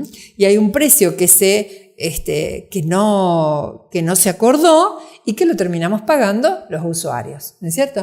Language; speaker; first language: Spanish; native; Spanish